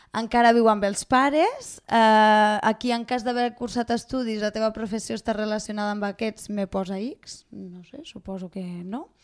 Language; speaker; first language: Catalan; non-native, local second language; Spanish